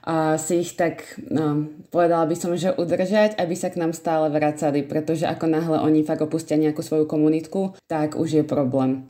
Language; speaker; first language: Slovak; native; Slovak